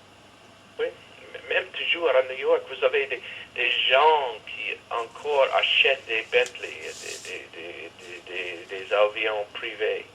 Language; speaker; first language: French; non-native, fluent; English